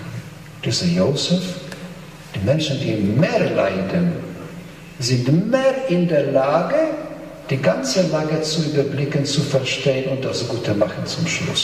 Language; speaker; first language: German; non-native, fluent; Polish